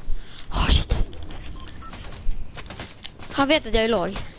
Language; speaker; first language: Swedish; native; Swedish